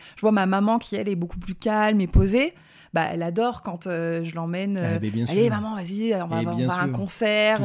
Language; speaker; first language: French; native; French